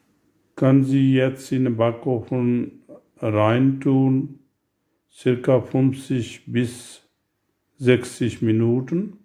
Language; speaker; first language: German; non-native, learner; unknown